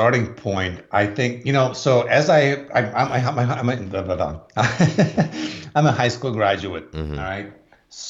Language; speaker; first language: English; non-native, fluent; Polish